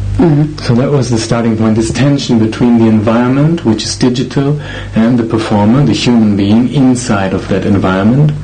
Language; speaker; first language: English; non-native, fluent; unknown